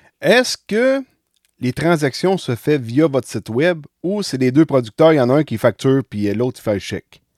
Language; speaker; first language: French; native; French